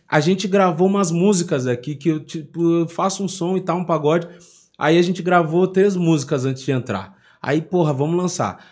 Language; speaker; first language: Portuguese; native; Portuguese